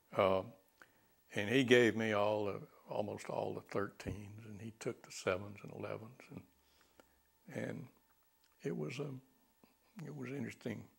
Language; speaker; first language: English; native; English